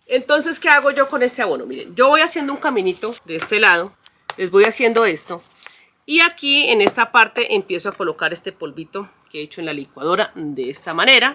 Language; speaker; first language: Spanish; native; Spanish